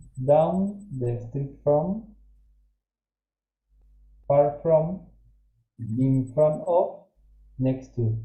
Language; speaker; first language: English; non-native, learner; Spanish